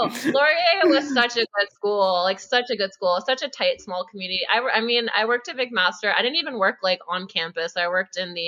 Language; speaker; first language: English; native; English